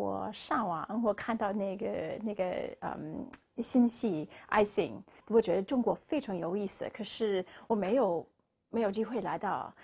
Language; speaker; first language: Chinese; non-native, learner; English